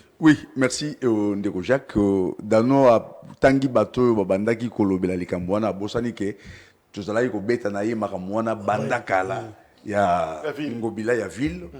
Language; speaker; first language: Lingala; native; Lingala